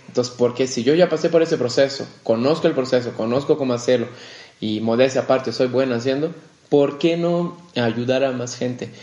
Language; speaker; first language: Spanish; non-native, fluent; Portuguese